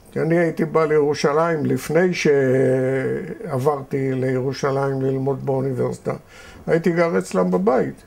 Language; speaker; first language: Hebrew; native; Hebrew